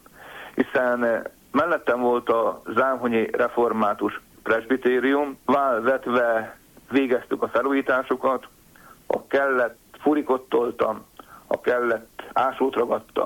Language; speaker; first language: Hungarian; native; Hungarian